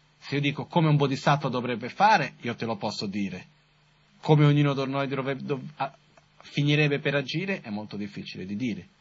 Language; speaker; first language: Italian; non-native, fluent; Portuguese